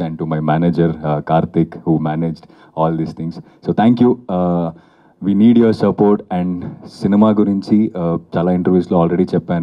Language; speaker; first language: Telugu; non-native, fluent; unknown